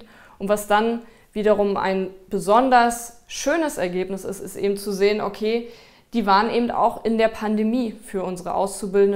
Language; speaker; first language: German; native; German